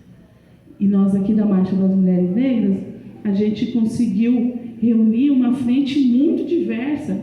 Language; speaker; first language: Portuguese; native; Portuguese